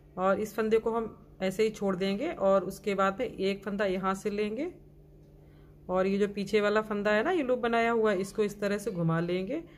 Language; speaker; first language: Hindi; native; Hindi